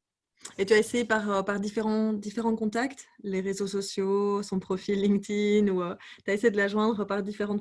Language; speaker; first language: French; native; French